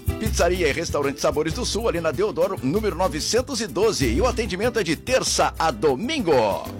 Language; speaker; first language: Portuguese; native; Portuguese